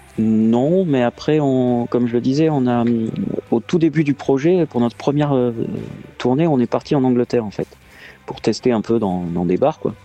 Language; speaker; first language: French; native; French